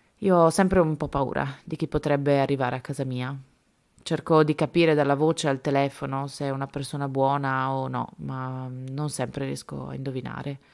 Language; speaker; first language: Italian; non-native, fluent; Spanish